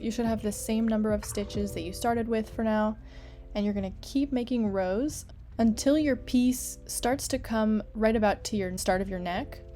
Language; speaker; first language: English; native; English